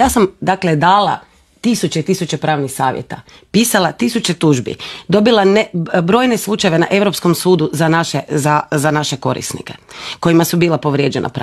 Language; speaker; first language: Croatian; native; Croatian